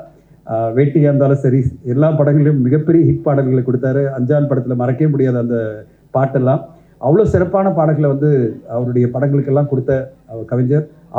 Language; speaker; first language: Tamil; native; Tamil